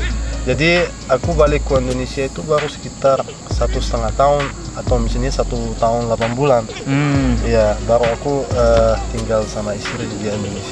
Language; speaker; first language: Indonesian; non-native, fluent; Arabic